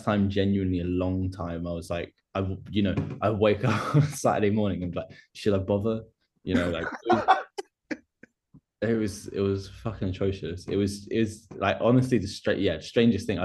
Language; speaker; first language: English; native; English